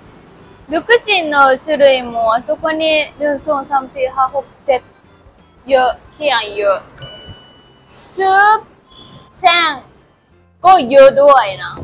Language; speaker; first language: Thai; non-native, fluent; Japanese